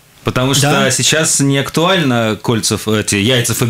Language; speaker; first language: Russian; native; Russian